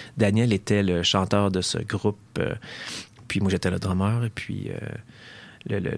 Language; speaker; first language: French; native; French